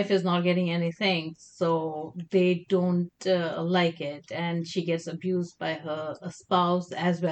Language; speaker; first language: English; non-native, local second language; Kashmiri